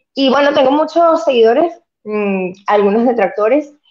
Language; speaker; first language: Spanish; native; Spanish